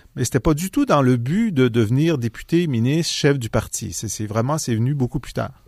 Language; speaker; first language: French; native; French